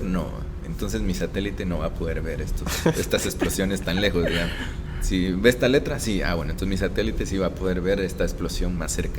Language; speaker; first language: Spanish; native; Spanish